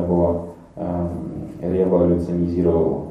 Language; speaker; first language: Russian; native; Russian